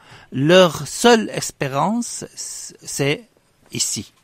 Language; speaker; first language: French; non-native, fluent; Arabic